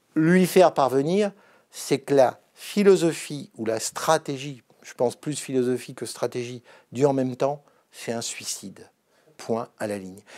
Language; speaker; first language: French; native; French